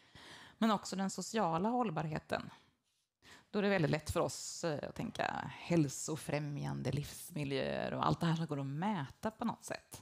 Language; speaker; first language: Swedish; native; Swedish